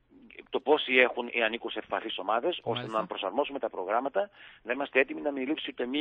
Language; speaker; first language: Greek; native; Greek